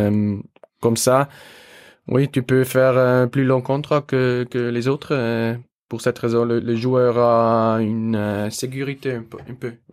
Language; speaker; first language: French; non-native, learner; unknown